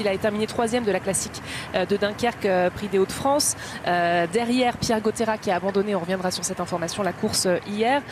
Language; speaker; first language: French; native; French